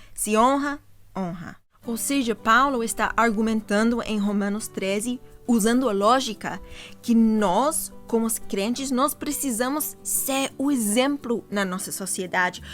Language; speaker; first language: Portuguese; non-native, fluent; English